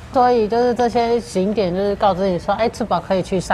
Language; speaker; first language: Chinese; native; Chinese